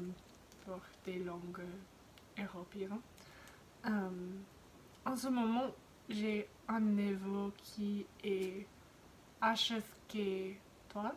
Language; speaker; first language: French; non-native, fluent; English